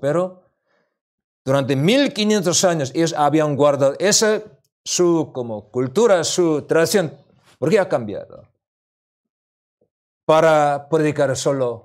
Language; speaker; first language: Spanish; non-native, learner; Korean